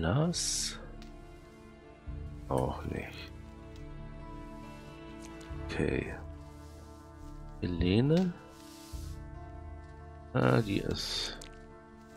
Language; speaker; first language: German; native; German